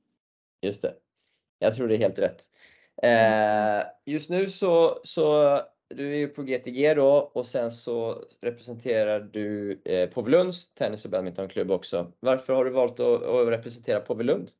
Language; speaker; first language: Swedish; native; Swedish